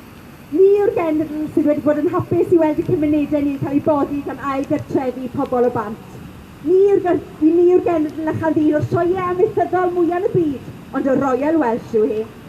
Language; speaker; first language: Welsh; native; Welsh